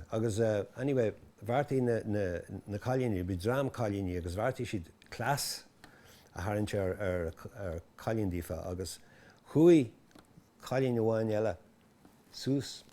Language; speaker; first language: Irish; non-native, local second language; English